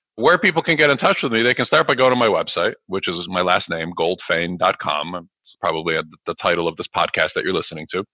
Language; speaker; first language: English; early bilingual, other home language; Russian